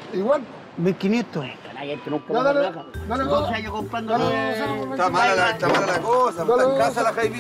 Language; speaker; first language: Spanish; native; Spanish